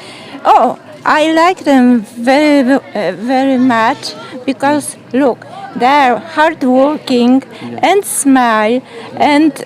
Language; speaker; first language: English; non-native, learner; Polish